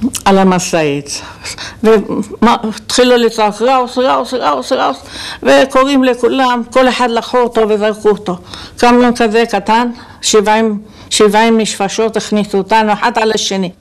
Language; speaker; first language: Hebrew; non-native, local second language; Arabic